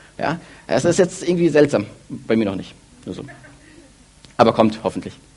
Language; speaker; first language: German; early bilingual, other home language; Russian